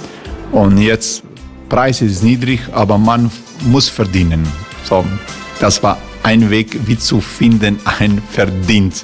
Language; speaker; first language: German; non-native, learner; Croatian